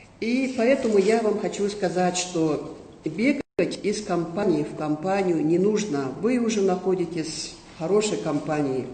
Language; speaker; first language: Russian; non-native, local second language; Kazakh